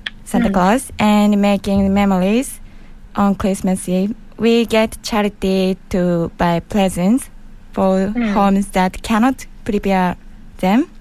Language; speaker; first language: English; non-native, learner; Japanese